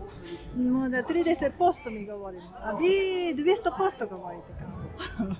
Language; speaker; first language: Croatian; non-native, learner; Japanese